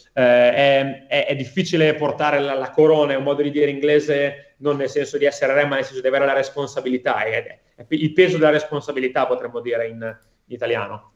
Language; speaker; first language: Italian; native; Italian